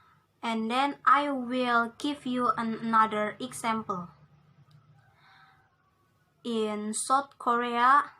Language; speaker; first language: English; non-native, learner; Indonesian